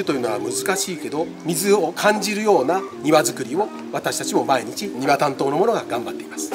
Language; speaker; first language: Japanese; native; Japanese